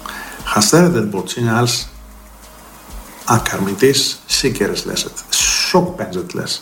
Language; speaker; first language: Hungarian; non-native, fluent; Greek